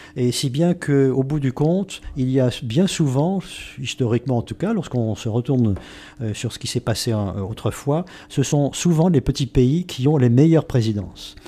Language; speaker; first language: French; native; French